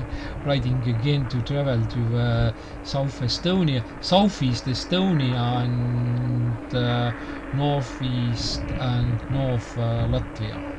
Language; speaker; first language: English; non-native, learner; Estonian